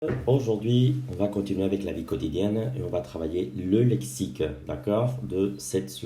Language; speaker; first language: French; non-native, fluent; Spanish